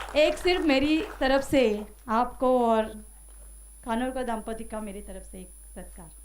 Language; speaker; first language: Hindi; non-native, local second language; Marathi